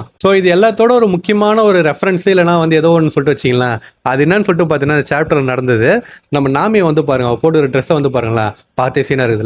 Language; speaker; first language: Tamil; native; Tamil